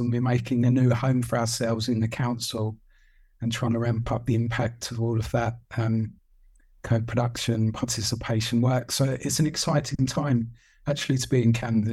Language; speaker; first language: English; native; English